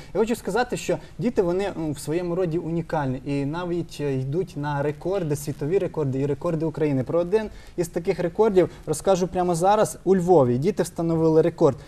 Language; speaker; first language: Ukrainian; native; Ukrainian